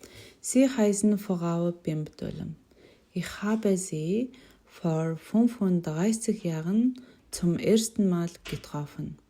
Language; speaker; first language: German; non-native, learner; Mongolian